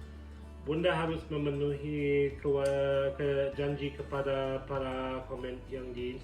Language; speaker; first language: Indonesian; non-native, fluent; English